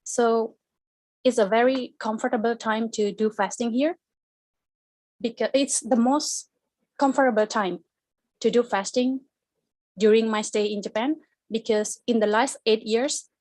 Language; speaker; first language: English; non-native, fluent; Indonesian